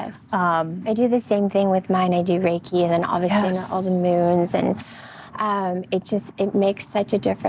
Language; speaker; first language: English; native; English